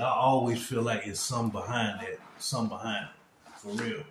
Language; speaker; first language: English; native; English